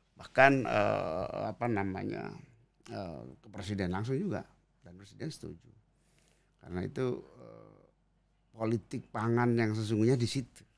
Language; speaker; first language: Indonesian; native; Indonesian